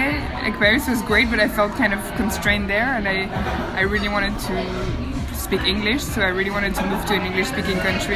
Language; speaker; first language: English; non-native, fluent; French